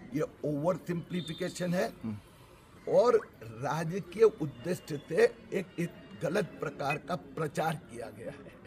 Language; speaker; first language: Hindi; non-native, local second language; Marathi